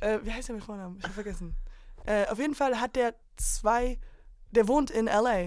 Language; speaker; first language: German; early bilingual, heritage; German